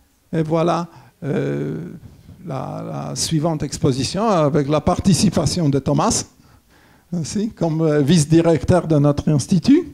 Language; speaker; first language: French; non-native, fluent; Polish